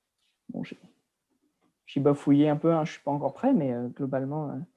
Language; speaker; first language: French; native; French